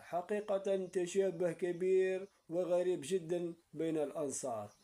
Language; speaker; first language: Arabic; native; Arabic